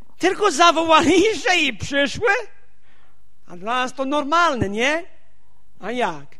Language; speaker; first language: Polish; non-native, fluent; English